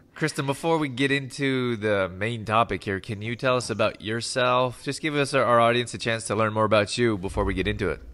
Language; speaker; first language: English; native; English